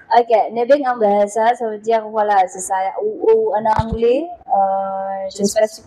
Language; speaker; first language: French; non-native, fluent; Indonesian